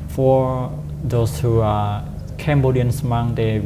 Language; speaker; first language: English; non-native, fluent; Khmer